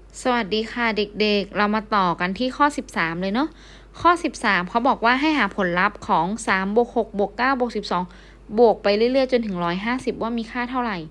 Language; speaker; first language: Thai; native; Thai